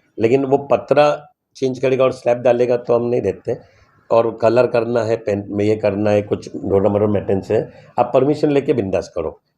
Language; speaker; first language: Hindi; non-native, local second language; Gujarati